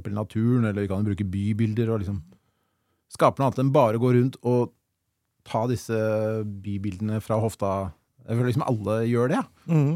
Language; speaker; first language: Norwegian; native; Norwegian